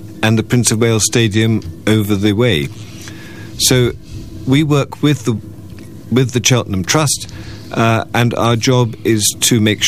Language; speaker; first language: English; native; English